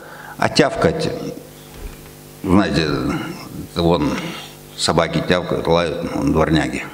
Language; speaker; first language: Russian; native; Russian